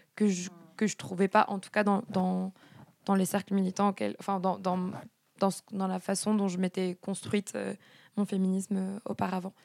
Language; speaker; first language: French; native; French